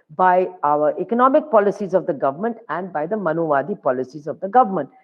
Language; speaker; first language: English; non-native, local second language; Hindi